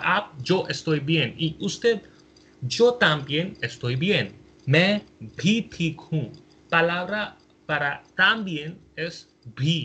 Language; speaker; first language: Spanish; non-native, fluent; Hindi